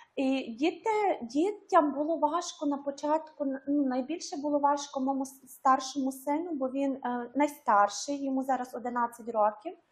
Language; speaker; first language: Ukrainian; native; Ukrainian